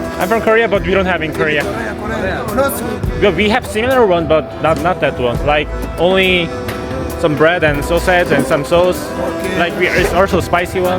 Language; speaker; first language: English; non-native, learner; Korean